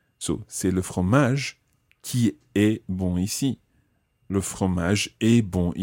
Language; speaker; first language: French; non-native, fluent; English